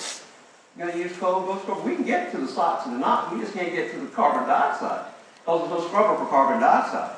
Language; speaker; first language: English; native; English